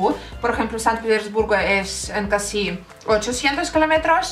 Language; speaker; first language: Spanish; non-native, learner; Russian